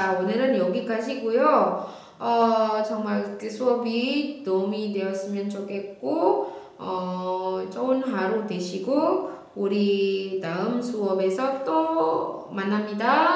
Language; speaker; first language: Korean; non-native, fluent; Indonesian